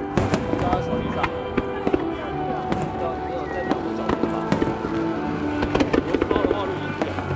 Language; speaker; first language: Chinese; native; Chinese